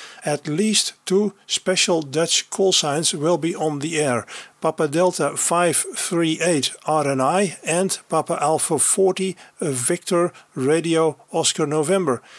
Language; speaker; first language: English; non-native, fluent; Dutch